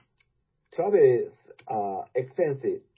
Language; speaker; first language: English; non-native, learner; Japanese